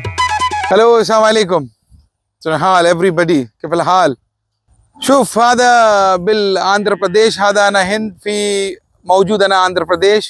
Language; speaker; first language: Arabic; non-native, learner; Urdu